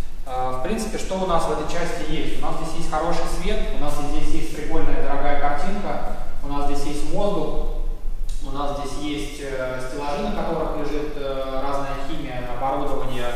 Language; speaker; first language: Russian; native; Russian